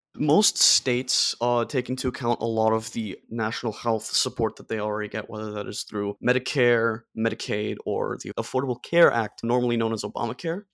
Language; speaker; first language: English; non-native, fluent; German